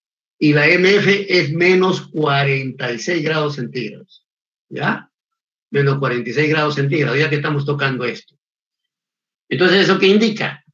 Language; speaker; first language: Spanish; native; Spanish